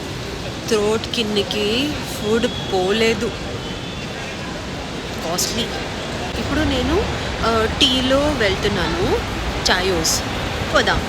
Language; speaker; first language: Telugu; non-native, learner; Kannada